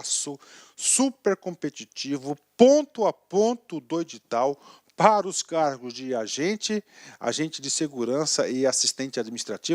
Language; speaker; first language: Portuguese; native; Portuguese